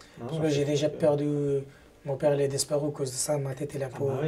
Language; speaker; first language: French; non-native, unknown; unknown